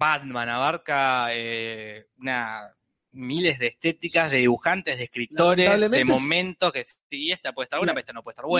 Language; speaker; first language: Spanish; native; Spanish